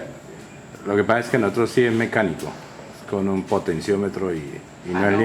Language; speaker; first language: Spanish; native; Spanish